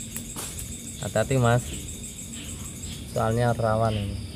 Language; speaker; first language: Indonesian; native; Indonesian